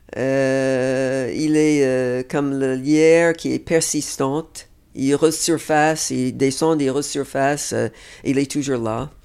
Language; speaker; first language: French; non-native, fluent; English